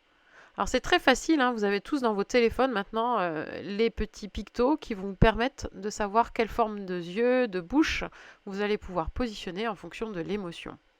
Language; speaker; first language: French; native; French